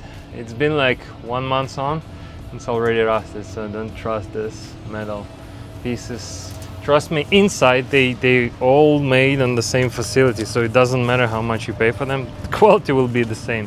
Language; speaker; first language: English; non-native, fluent; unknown